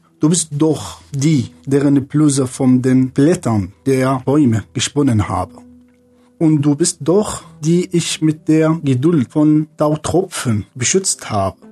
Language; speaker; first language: German; non-native, fluent; Arabic